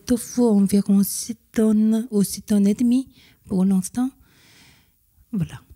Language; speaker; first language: French; non-native, fluent; Korean